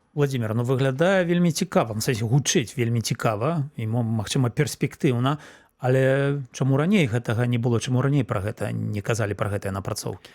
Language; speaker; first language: Belarusian; native; Belarusian